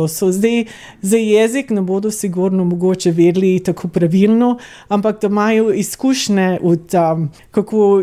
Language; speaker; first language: Slovenian; early bilingual, heritage; Slovenian